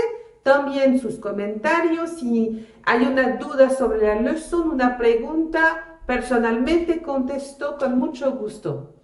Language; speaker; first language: Spanish; non-native, fluent; French